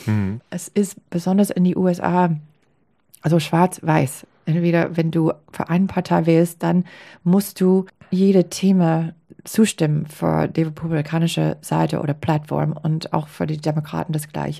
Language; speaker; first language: German; non-native, fluent; English